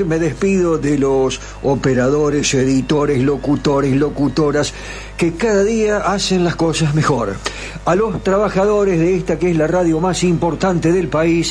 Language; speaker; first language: Spanish; native; Spanish